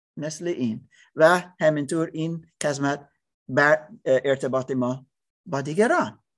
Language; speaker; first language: Persian; non-native, learner; English